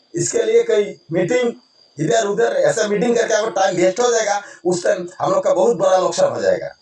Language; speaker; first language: Hindi; non-native, local second language; Bangla